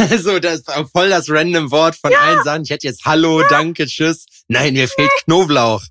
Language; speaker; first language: German; native; German